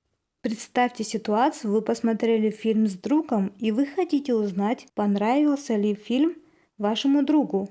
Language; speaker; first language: Russian; non-native, local second language; Kazakh